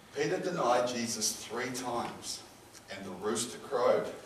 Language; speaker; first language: English; native; English